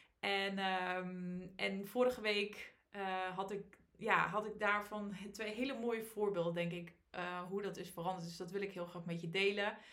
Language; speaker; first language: Dutch; native; Dutch